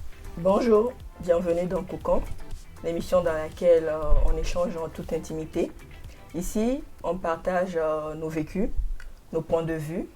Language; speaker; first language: French; non-native, local second language; Ewe